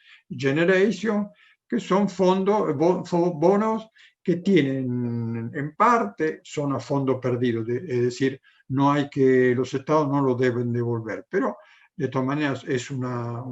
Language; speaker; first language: Spanish; non-native, fluent; Italian